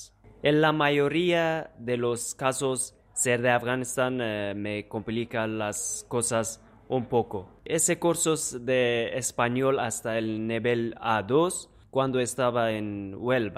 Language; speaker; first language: Spanish; non-native, learner; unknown